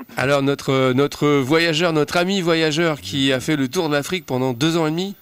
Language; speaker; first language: French; native; French